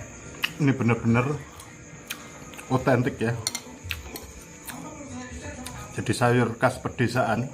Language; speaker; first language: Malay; non-native, local second language; Javanese